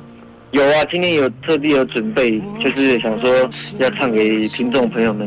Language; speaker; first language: Chinese; native; Chinese